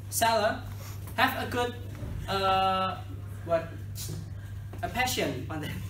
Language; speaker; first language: English; non-native, learner; Indonesian